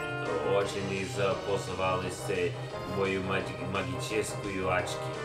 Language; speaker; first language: Russian; non-native, learner; English